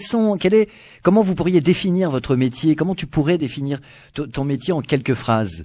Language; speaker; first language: French; native; French